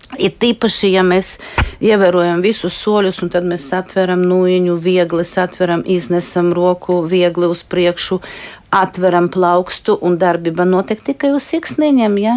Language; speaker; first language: Latvian; non-native, local second language; Russian